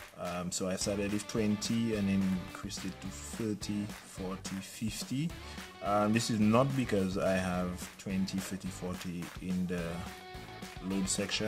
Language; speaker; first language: English; native; English